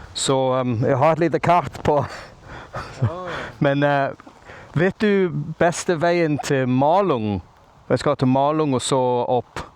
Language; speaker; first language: Swedish; non-native, learner; English